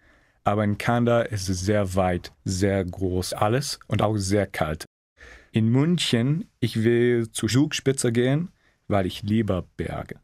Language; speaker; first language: German; non-native, learner; English